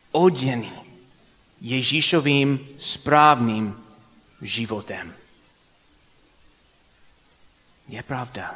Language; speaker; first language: Czech; non-native, fluent; English